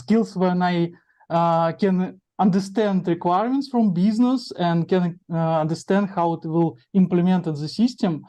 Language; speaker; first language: English; non-native, learner; Russian